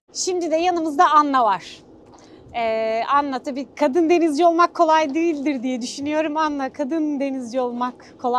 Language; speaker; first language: Turkish; native; Turkish